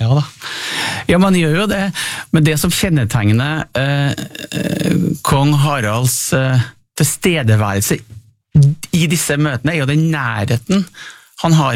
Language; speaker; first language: Norwegian; native; Norwegian